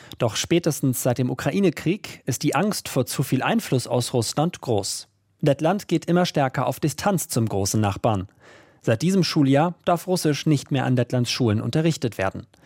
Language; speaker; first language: German; native; German